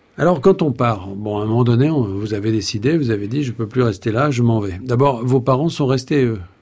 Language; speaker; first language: French; native; French